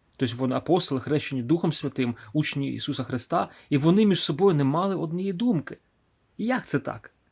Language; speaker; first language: Ukrainian; non-native, local second language; Russian